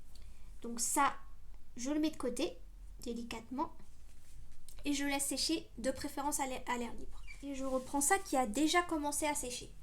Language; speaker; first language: French; native; French